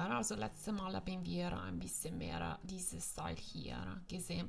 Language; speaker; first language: German; non-native, fluent; Italian